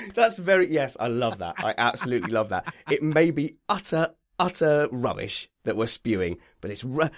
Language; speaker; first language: English; native; English